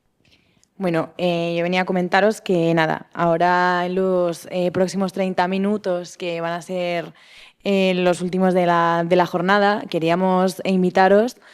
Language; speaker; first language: Spanish; native; Spanish